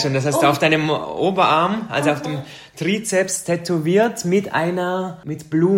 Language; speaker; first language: German; native; German